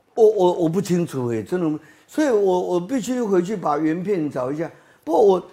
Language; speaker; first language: Chinese; native; Chinese